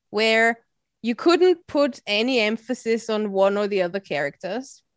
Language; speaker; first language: English; non-native, fluent; German